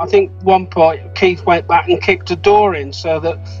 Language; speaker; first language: English; native; English